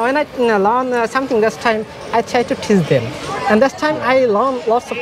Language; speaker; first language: English; non-native, learner; Bangla